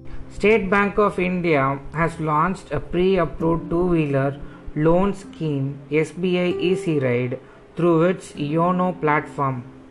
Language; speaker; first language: English; non-native, local second language; Tamil